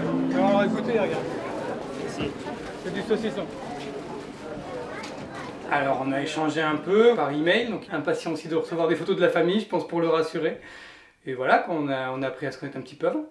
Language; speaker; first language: French; native; French